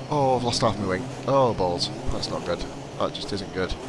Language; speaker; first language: English; native; English